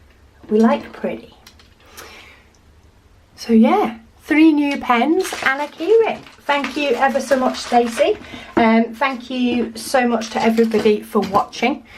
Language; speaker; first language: English; native; English